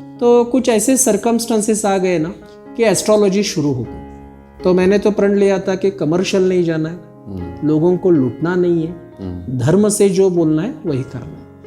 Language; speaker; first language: Hindi; non-native, local second language; Marathi